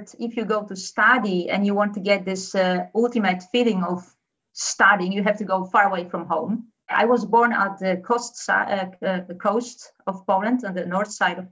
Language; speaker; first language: English; non-native, fluent; Polish